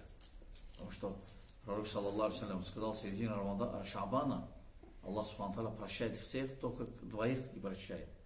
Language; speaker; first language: Russian; non-native, learner; Azerbaijani